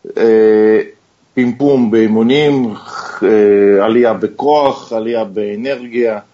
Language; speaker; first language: Hebrew; non-native, fluent; Russian